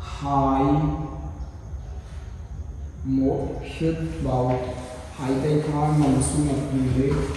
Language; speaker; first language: Vietnamese; non-native, learner; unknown